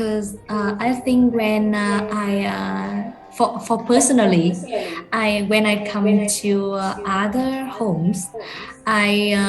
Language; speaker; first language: English; non-native, learner; Vietnamese